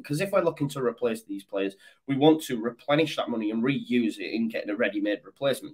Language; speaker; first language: English; native; English